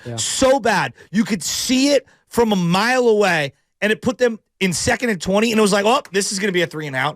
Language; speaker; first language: English; native; English